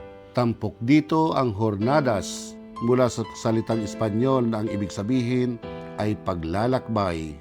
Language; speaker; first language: Filipino; non-native, local second language; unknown